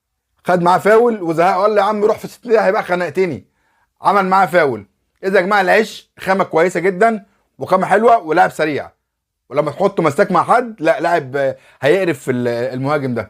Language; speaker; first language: Arabic; native; Arabic